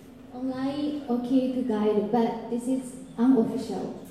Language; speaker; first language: English; non-native, learner; Japanese